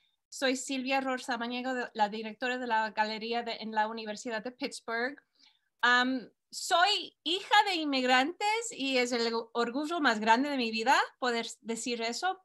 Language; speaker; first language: Spanish; early bilingual, heritage; Spanish